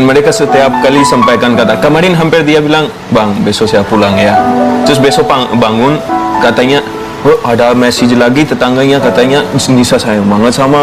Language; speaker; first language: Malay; non-native, fluent; Hindi